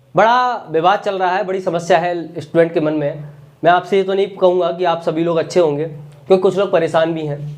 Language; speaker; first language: Hindi; native; Hindi